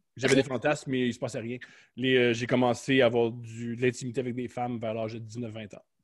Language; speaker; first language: French; native; French